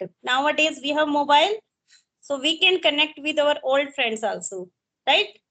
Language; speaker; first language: English; non-native, local second language; Hindi